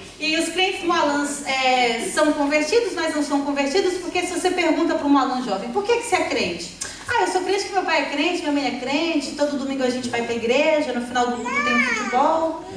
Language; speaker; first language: Portuguese; native; Portuguese